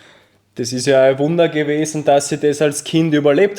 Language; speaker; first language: German; native; German